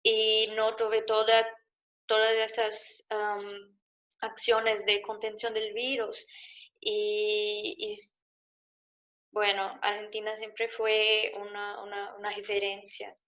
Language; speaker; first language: Spanish; non-native, learner; Portuguese